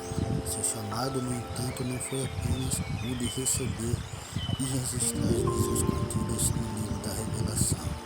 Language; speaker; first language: Portuguese; native; Portuguese